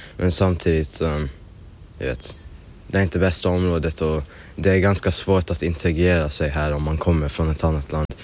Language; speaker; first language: Swedish; early bilingual, other home language; Arabic